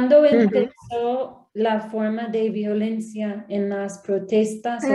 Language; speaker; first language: Spanish; non-native, learner; English